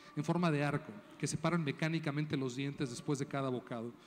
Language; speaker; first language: Spanish; native; Spanish